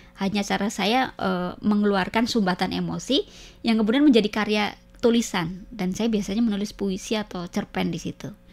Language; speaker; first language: Indonesian; native; Indonesian